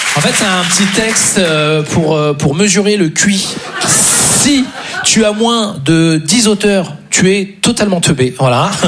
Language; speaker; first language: French; native; French